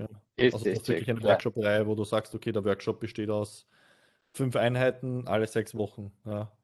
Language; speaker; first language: German; native; German